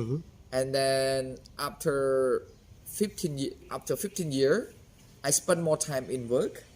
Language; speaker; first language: English; non-native, fluent; Khmer